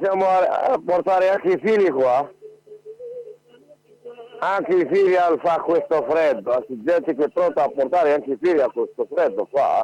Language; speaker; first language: Italian; non-native, learner; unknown